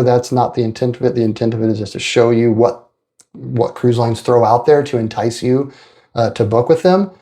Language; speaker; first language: English; native; English